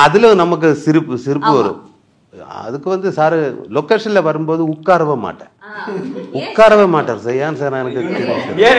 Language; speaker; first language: Tamil; non-native, learner; Malayalam